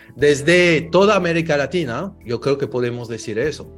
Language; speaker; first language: Spanish; non-native, fluent; French